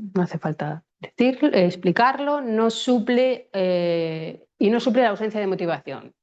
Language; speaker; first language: Spanish; native; Spanish